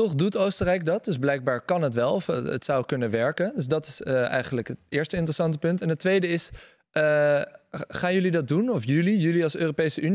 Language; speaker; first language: Dutch; native; Dutch